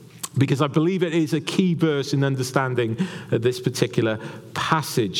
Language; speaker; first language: English; native; English